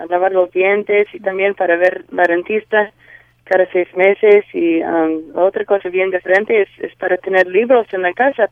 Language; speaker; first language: Spanish; non-native, learner; English